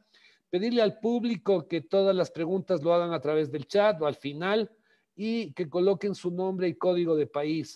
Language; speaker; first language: Spanish; native; Spanish